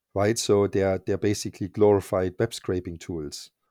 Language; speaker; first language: English; non-native, fluent; German